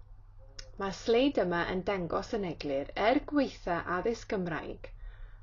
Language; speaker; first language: Welsh; native; Welsh